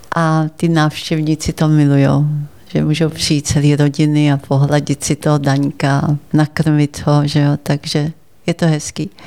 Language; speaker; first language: Czech; early bilingual, heritage; Czech